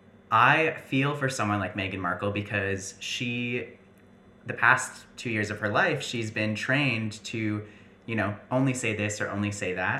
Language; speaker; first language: English; native; English